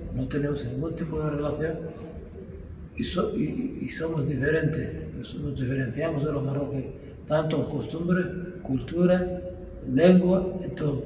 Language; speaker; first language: Spanish; non-native, local second language; Arabic